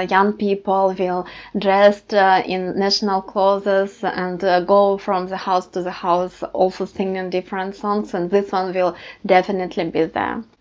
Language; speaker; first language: English; non-native, fluent; Ukrainian